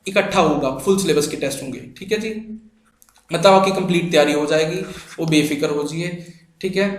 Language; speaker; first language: Hindi; non-native, local second language; Punjabi